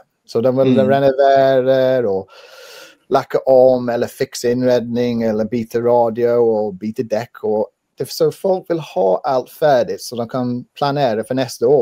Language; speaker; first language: Swedish; non-native, fluent; English